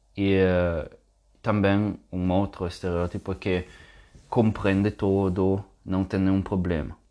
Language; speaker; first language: Portuguese; non-native, fluent; Italian